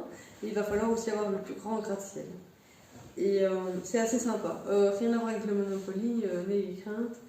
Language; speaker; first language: French; native; French